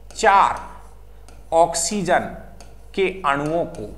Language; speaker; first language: Hindi; native; Hindi